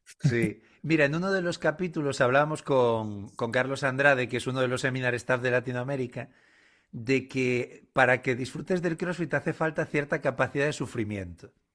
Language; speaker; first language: Spanish; native; Spanish